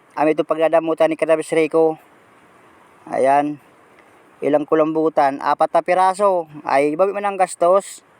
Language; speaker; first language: Filipino; native; Filipino